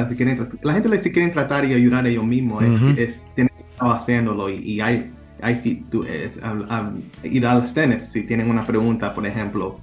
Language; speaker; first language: Spanish; early bilingual, heritage; Spanish